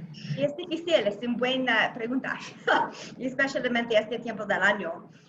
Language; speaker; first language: Spanish; non-native, learner; English